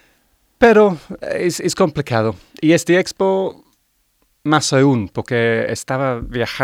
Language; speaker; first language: Spanish; non-native, learner; English